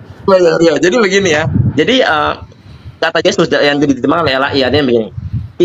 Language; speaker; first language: Indonesian; native; Indonesian